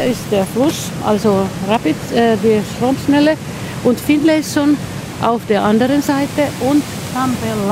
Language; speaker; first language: German; non-native, fluent; Finnish